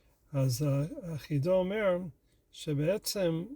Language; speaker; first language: Hebrew; non-native, fluent; English